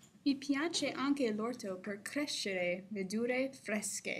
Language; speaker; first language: Italian; non-native, learner; English